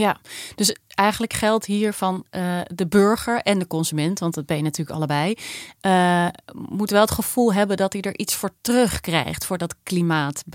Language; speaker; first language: Dutch; native; Dutch